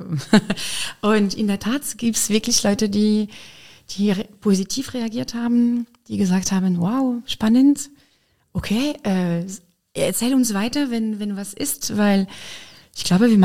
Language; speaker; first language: German; non-native, fluent; French